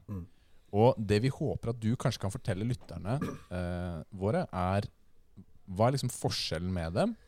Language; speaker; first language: Norwegian; native; Norwegian